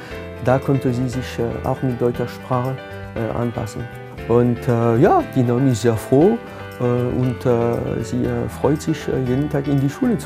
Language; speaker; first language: German; non-native, fluent; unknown